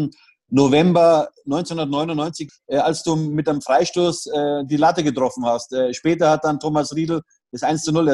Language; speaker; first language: German; native; German